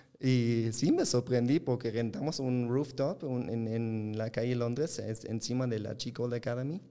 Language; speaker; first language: Spanish; non-native, fluent; German